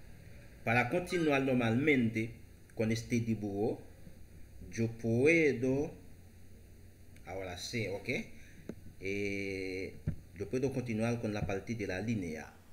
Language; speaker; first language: Spanish; non-native, learner; Haitian Creole